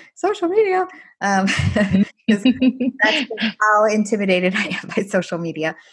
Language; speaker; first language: English; non-native, fluent; Persian